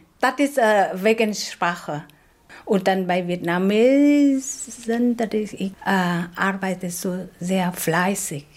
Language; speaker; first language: German; non-native, learner; Vietnamese